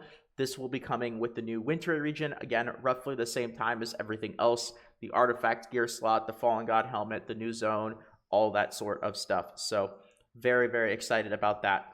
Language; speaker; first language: English; native; English